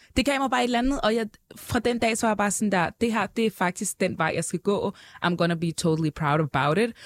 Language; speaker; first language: Danish; early bilingual, other home language; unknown